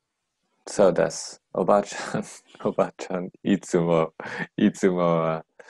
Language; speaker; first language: Japanese; non-native, learner; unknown